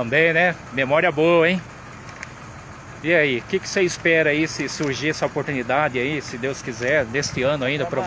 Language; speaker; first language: Portuguese; native; Portuguese